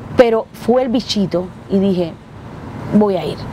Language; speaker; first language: Spanish; native; Spanish